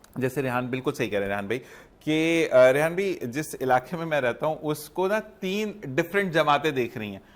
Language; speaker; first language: Urdu; non-native, local second language; Punjabi